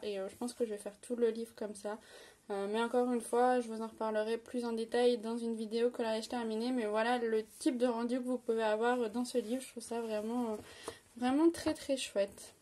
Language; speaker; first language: French; native; French